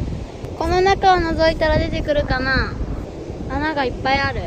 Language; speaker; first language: Japanese; native; Japanese